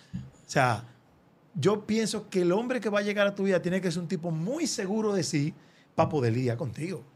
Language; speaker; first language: Spanish; native; Spanish